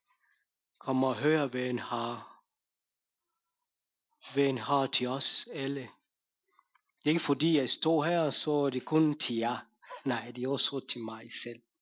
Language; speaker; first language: Danish; non-native, fluent; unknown